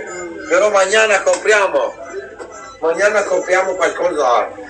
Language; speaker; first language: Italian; non-native, learner; Albanian